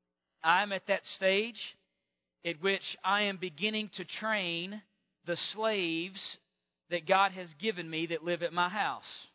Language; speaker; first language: English; native; English